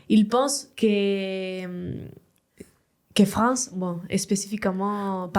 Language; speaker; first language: French; non-native, learner; Spanish